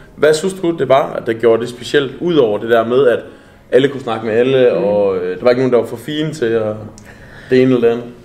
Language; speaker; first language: Danish; native; Danish